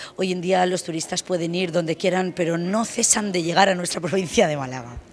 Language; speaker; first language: Spanish; native; Spanish